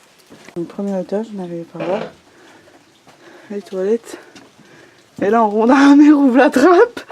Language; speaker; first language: French; native; French